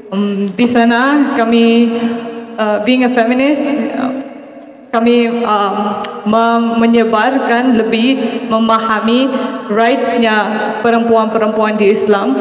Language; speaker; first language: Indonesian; non-native, fluent; Maranao